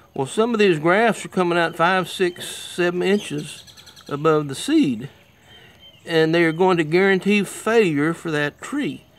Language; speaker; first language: English; native; English